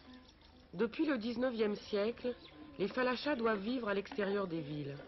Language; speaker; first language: French; native; French